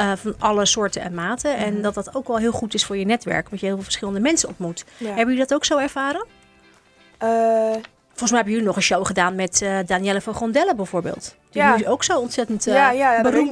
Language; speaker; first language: Dutch; native; Dutch